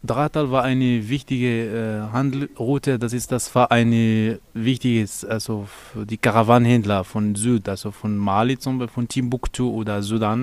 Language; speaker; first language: German; non-native, learner; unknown